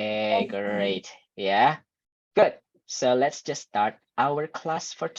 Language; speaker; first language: English; non-native, fluent; Indonesian